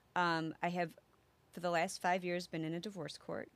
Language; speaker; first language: English; native; English